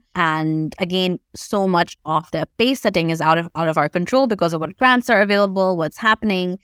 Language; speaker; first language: English; non-native, local second language; Urdu